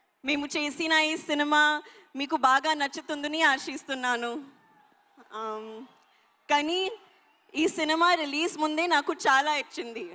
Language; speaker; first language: Telugu; non-native, learner; Hindi